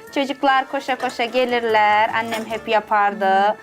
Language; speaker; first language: Turkish; non-native, fluent; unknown